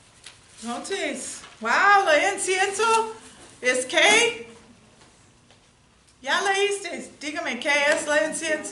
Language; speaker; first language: Spanish; non-native, learner; English